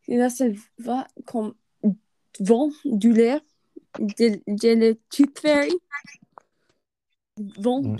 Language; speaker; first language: French; non-native, learner; English